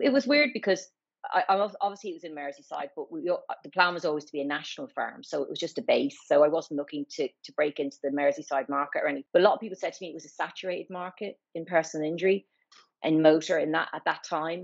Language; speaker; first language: English; native; English